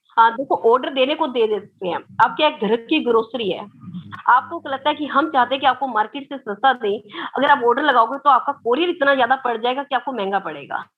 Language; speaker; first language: Hindi; native; Hindi